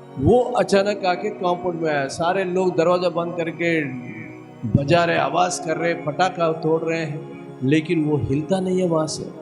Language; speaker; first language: Hindi; non-native, local second language; Telugu